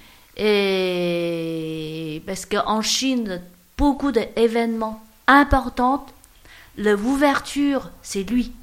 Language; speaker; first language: French; non-native, learner; Chinese